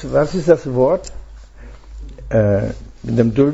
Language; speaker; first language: German; non-native, fluent; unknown